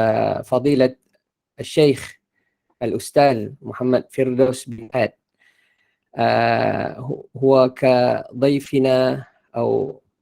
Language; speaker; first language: Arabic; non-native, fluent; Malay